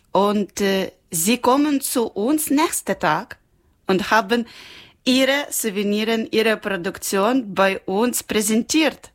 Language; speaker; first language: German; non-native, learner; Ukrainian